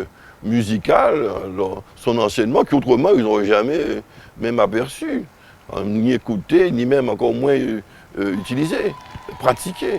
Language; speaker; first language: French; native; French